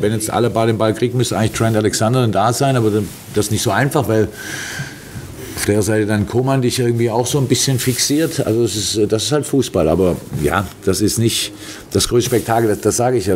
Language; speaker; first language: German; native; German